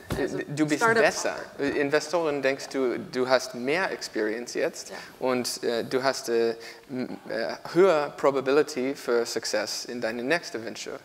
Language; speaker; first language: German; non-native, learner; English